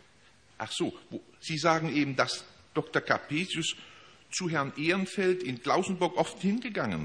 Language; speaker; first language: German; native; German